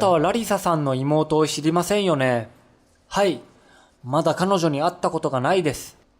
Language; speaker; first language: Japanese; non-native, learner; English